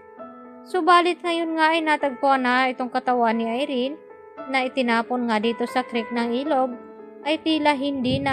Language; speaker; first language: Filipino; native; Filipino